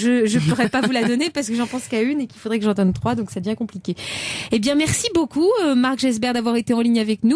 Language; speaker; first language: French; native; French